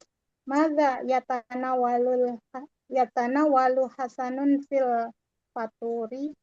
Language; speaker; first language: Arabic; non-native, learner; Indonesian